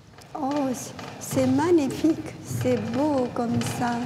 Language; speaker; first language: French; non-native, fluent; Korean